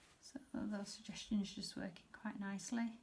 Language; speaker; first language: English; native; English